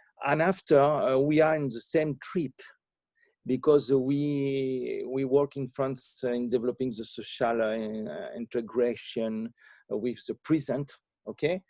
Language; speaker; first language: English; non-native, learner; French